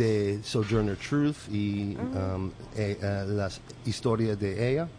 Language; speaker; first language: Spanish; non-native, learner; English